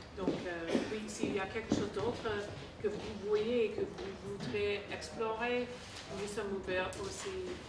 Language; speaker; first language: French; non-native, fluent; English